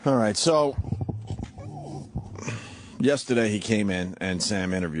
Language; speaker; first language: English; native; English